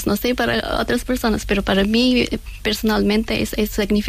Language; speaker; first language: Spanish; non-native, learner; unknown